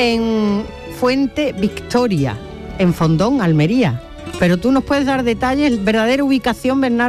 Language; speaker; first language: Spanish; native; Spanish